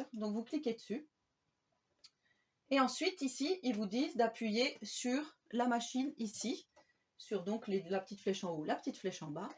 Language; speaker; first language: French; native; French